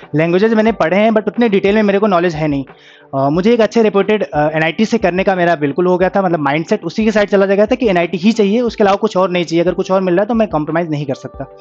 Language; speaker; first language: Hindi; native; Hindi